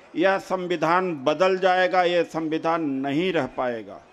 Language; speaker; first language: Hindi; native; Hindi